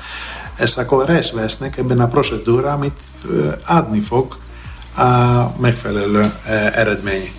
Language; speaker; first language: Hungarian; non-native, fluent; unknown